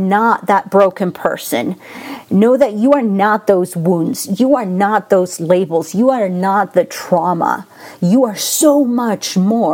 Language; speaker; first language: English; non-native, fluent; Spanish